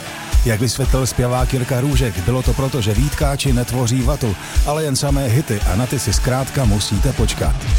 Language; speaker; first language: Czech; native; Czech